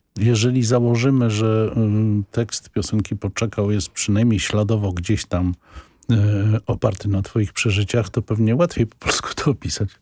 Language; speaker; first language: Polish; native; Polish